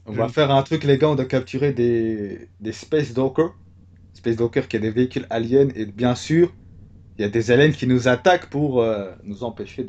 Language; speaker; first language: French; native; French